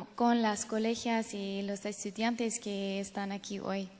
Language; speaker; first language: Spanish; non-native, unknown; English